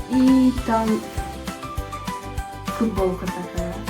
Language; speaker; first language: Russian; non-native, local second language; Kazakh